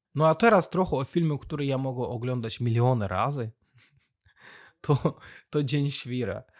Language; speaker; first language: Polish; non-native, fluent; Azerbaijani